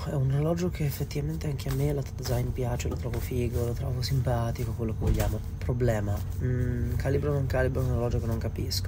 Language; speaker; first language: Italian; native; Italian